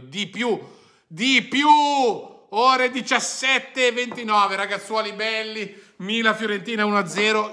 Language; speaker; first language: Italian; native; Italian